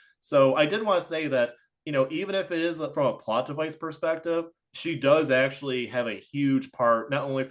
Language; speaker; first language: English; native; English